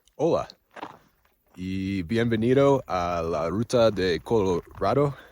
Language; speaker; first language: Spanish; non-native, learner; English